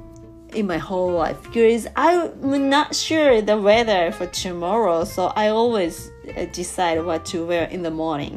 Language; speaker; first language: English; non-native, learner; Japanese